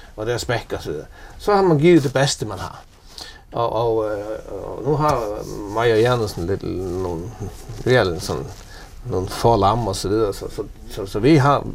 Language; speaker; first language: Danish; non-native, local second language; Faroese